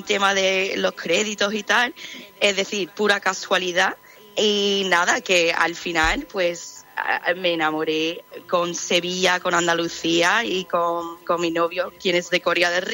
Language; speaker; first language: Spanish; non-native, fluent; English